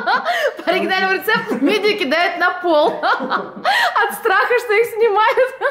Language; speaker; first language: Russian; native; Russian